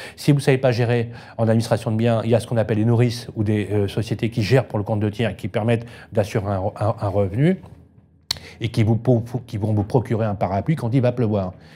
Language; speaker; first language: French; native; French